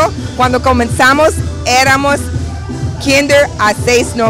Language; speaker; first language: Spanish; early bilingual, heritage; Spanish